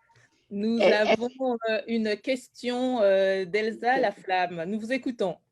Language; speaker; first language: French; native; French